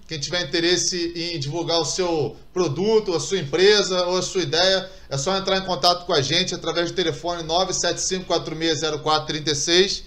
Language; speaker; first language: Portuguese; native; Portuguese